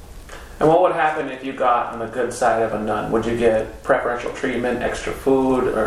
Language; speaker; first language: English; native; English